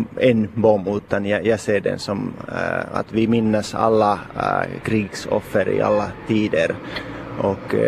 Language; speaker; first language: Swedish; non-native, local second language; Finnish